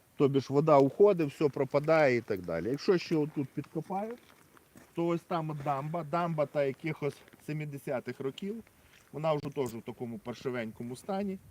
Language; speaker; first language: Ukrainian; native; Ukrainian